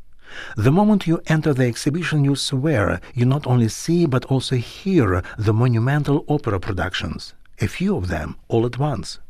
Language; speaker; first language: English; non-native, fluent; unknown